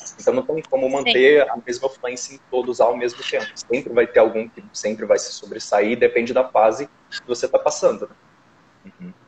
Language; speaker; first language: Portuguese; native; Portuguese